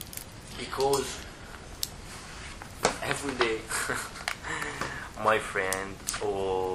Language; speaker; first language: English; non-native, learner; Italian